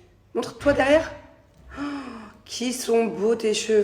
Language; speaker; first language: French; native; French